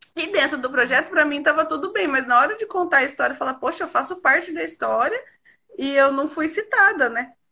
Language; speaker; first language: Portuguese; native; Portuguese